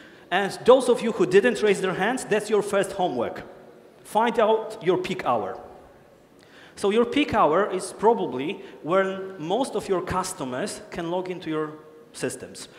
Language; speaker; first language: English; non-native, fluent; Polish